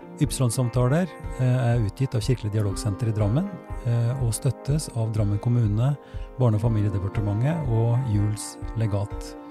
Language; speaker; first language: Norwegian; native; Norwegian